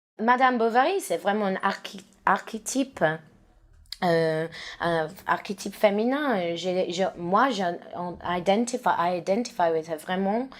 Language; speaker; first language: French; non-native, learner; English